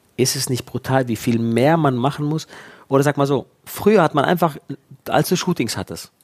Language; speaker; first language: German; early bilingual, other home language; Italian